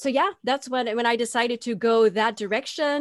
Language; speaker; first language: English; non-native, fluent; Dutch